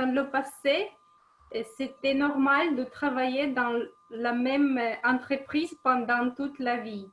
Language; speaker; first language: French; non-native, fluent; Russian